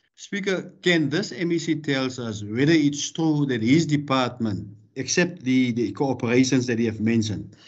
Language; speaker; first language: English; non-native, local second language; Afrikaans